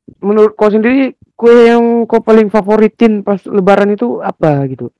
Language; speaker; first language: Indonesian; native; Indonesian